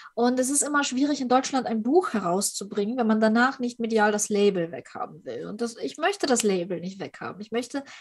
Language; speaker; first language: German; early bilingual, other home language; Ukrainian